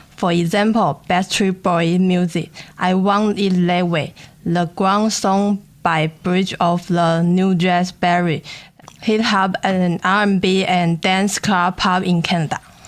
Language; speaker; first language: English; non-native, learner; Chinese